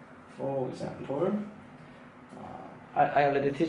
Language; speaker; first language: English; non-native, fluent; Korean